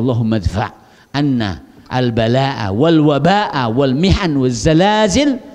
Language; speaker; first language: Arabic; non-native, fluent; Javanese